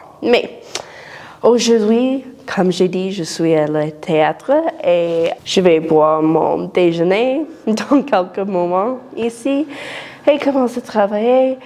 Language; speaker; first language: French; non-native, learner; English